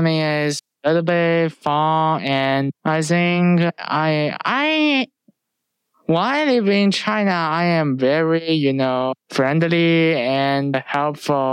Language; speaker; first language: English; non-native, learner; Chinese